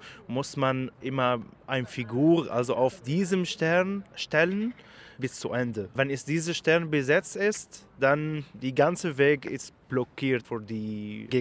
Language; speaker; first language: German; non-native, learner; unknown